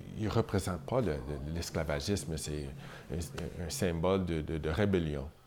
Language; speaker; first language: French; non-native, local second language; English